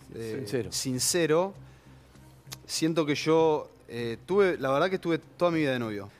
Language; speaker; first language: Spanish; native; Spanish